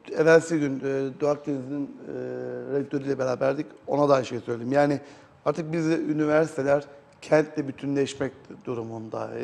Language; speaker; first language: Turkish; native; Turkish